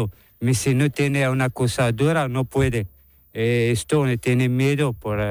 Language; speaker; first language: Spanish; non-native, learner; Arabic